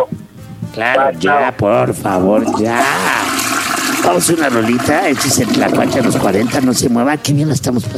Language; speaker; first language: Spanish; native; Spanish